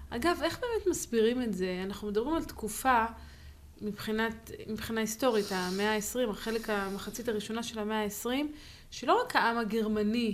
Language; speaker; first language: Hebrew; native; Hebrew